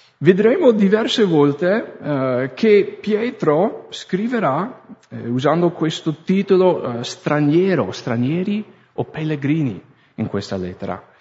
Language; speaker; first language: Italian; non-native, fluent; English